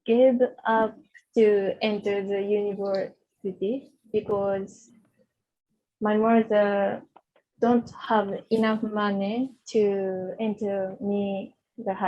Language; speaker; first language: English; non-native, learner; Japanese